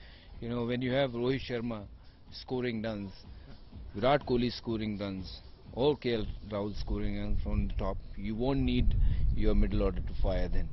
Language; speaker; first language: English; non-native, local second language; Punjabi